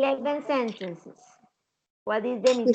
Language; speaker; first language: English; non-native, learner; Spanish